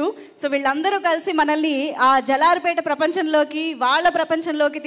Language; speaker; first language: Telugu; native; Telugu